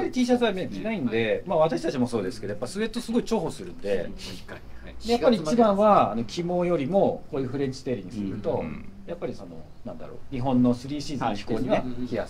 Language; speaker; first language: Japanese; native; Japanese